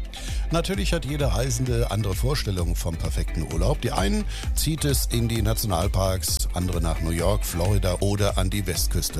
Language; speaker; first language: German; native; German